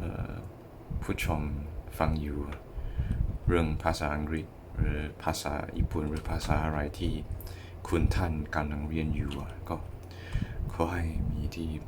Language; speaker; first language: Thai; non-native, learner; English